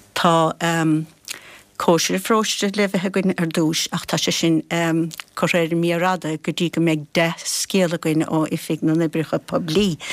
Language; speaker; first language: Irish; native; Irish